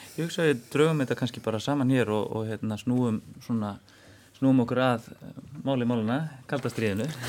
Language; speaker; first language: Icelandic; native; Icelandic